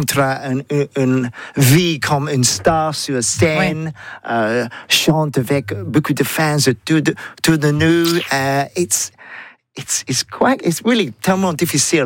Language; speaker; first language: French; non-native, learner; English